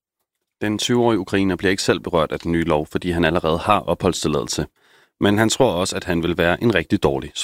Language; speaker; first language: Danish; native; Danish